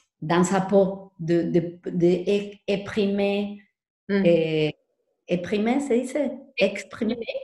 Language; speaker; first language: French; non-native, learner; Spanish